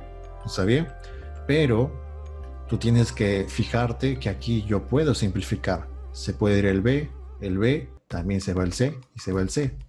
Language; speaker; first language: Spanish; native; Spanish